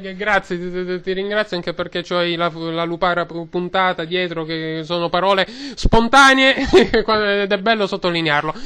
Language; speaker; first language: Italian; native; Italian